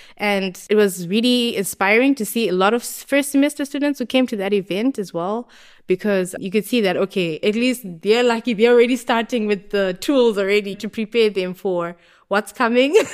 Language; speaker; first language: English; non-native, local second language; Shona